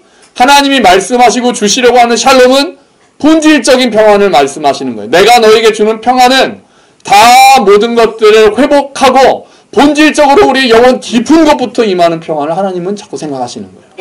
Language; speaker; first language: Korean; native; Korean